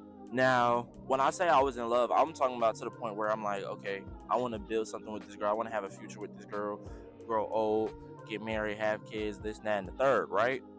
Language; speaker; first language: English; native; English